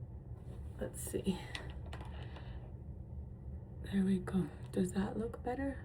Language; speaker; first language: English; native; English